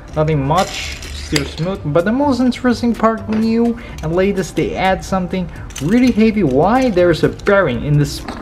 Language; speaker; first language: English; non-native, local second language; Chinese